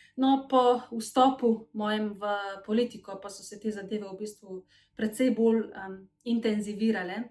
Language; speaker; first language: Slovenian; early bilingual, other home language; Macedonian